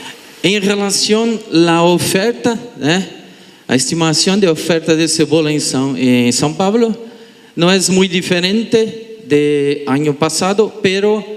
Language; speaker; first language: Spanish; non-native, learner; Portuguese